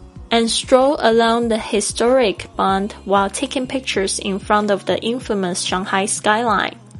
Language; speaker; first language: English; non-native, fluent; Chinese